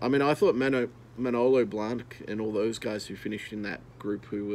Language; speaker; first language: English; native; English